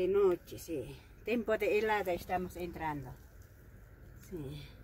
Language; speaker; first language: Spanish; non-native, local second language; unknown